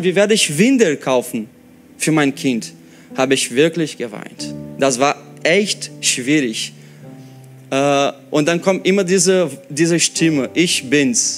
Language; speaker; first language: German; non-native, fluent; Portuguese